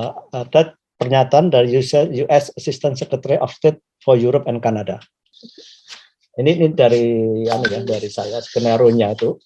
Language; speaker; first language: Indonesian; native; Indonesian